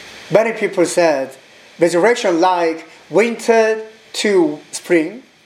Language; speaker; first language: English; non-native, learner; Korean